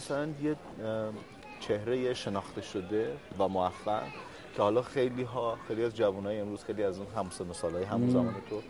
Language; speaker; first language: Persian; native; Persian